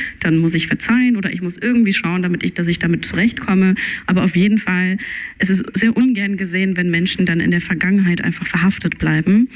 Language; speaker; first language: German; early bilingual, other home language; Turkish